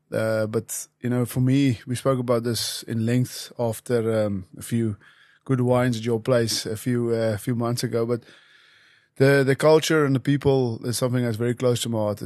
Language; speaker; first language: English; non-native, local second language; Afrikaans